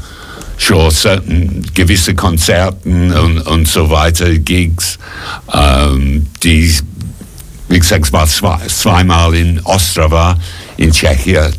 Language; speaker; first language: German; non-native, fluent; English